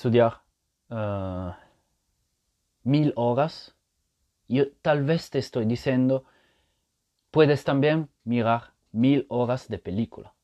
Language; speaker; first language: Spanish; non-native, fluent; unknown